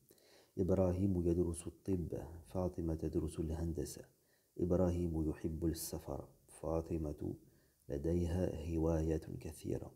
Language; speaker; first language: Arabic; non-native, fluent; French